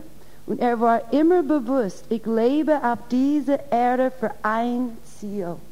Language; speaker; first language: German; non-native, fluent; English